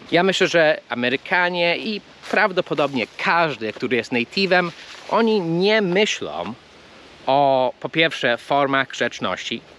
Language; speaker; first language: Polish; non-native, fluent; English